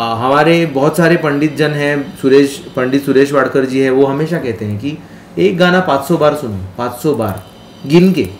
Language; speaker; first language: Hindi; non-native, local second language; Marathi